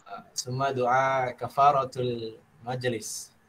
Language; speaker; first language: Arabic; non-native, learner; Indonesian